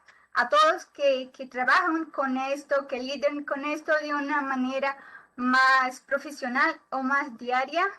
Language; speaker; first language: Spanish; non-native, learner; Portuguese